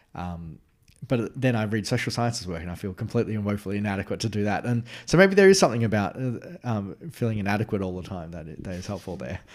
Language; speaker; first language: English; native; English